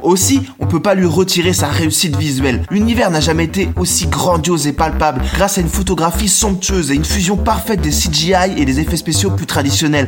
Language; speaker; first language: French; native; French